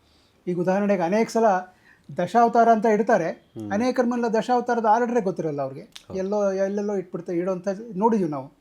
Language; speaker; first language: Kannada; native; Kannada